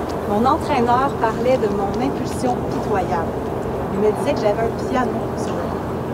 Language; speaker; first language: French; native; French